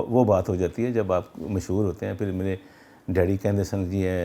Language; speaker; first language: Urdu; non-native, local second language; Punjabi